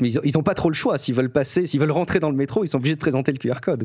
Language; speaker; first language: French; native; French